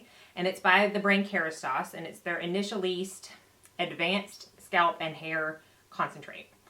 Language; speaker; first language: English; native; English